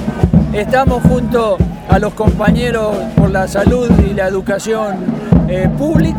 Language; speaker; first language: Spanish; native; Spanish